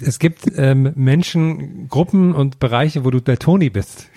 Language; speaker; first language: German; native; German